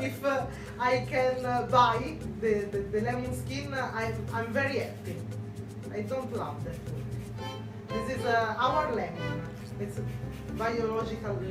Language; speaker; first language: English; non-native, learner; Italian